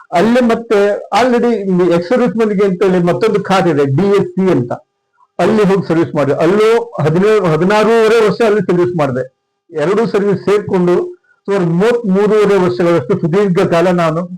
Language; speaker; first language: Kannada; native; Kannada